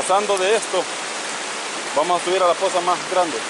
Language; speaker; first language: Spanish; native; Spanish